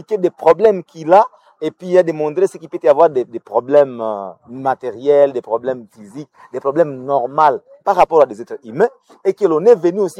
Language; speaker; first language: French; non-native, local second language; Nande